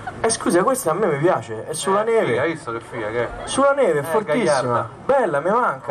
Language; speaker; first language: Italian; native; Italian